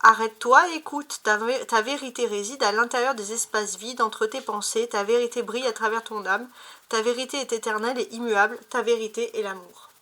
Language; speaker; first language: French; native; French